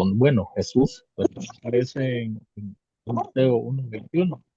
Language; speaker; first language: Spanish; native; Spanish